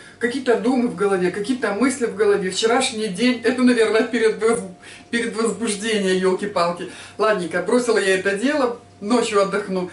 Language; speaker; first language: Russian; native; Russian